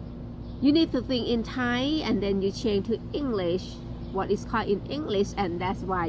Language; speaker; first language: English; non-native, learner; Thai